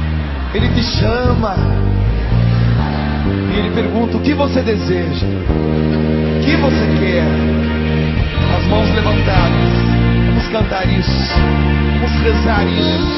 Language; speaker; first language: Portuguese; native; Portuguese